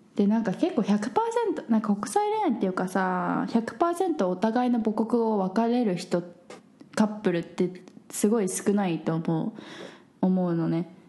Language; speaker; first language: Japanese; native; Japanese